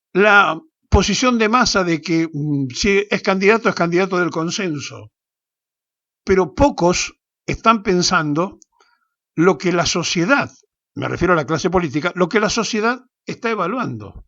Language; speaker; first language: Spanish; native; Spanish